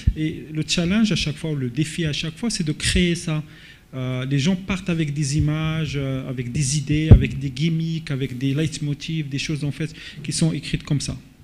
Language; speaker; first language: French; non-native, local second language; Arabic